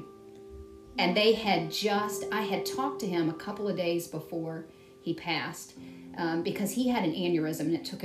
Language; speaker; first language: English; native; English